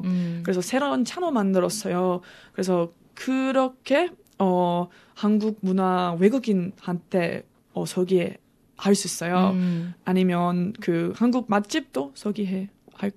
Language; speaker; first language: Korean; non-native, learner; English